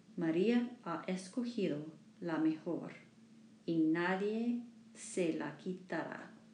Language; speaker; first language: Spanish; non-native, learner; English